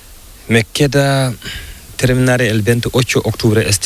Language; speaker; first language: Spanish; non-native, learner; Fula